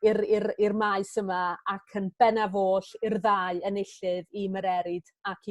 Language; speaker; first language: Welsh; native; Welsh